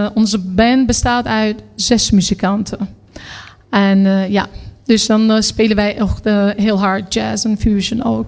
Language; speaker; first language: Dutch; non-native, fluent; Turkish